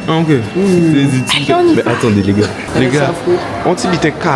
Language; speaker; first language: French; native; French